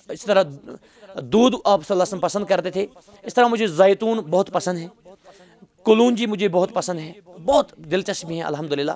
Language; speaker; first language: Hindi; non-native, local second language; Kashmiri